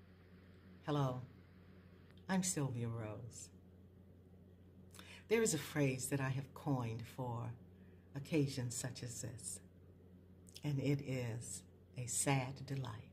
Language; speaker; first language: English; native; English